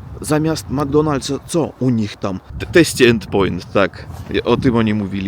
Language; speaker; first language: Polish; non-native, fluent; Russian